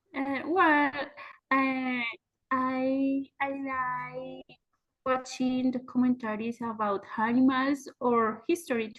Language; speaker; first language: English; non-native, learner; Spanish